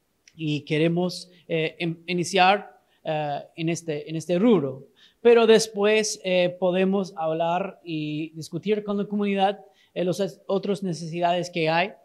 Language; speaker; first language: Spanish; non-native, fluent; English